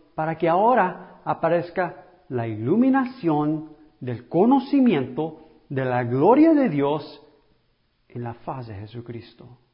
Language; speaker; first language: Spanish; non-native, fluent; English